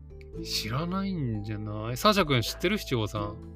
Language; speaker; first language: Japanese; native; Japanese